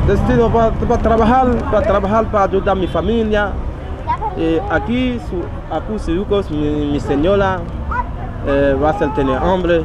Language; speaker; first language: Spanish; non-native, learner; Haitian Creole